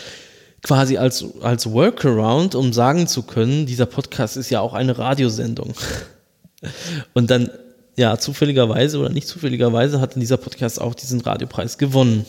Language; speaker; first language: German; native; German